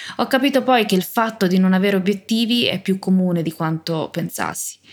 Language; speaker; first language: Italian; native; Italian